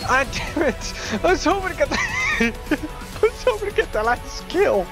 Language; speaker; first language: English; native; English